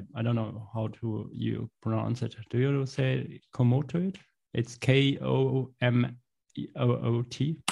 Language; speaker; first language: English; non-native, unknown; German